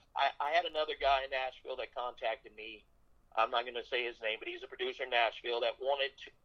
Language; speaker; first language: English; native; English